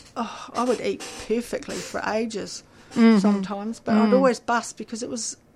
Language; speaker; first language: English; native; English